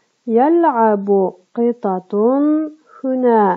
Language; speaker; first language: Arabic; non-native, fluent; Kyrgyz